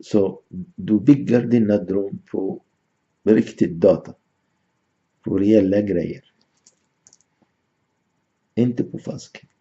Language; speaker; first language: Swedish; non-native, fluent; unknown